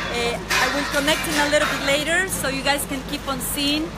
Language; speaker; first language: English; non-native, fluent; Spanish